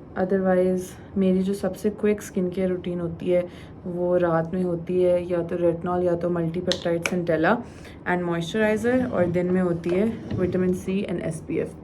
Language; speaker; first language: Urdu; native; Urdu